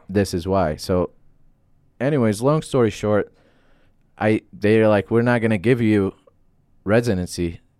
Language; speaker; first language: English; non-native, fluent; Arabic